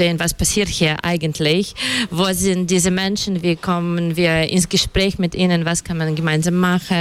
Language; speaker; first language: German; non-native, fluent; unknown